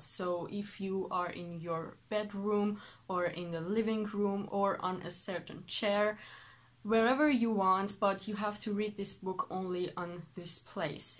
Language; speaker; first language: English; non-native, fluent; Persian